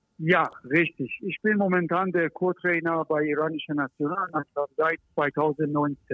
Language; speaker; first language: German; non-native, learner; Persian